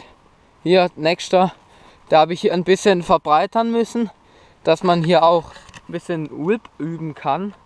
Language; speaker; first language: German; native; German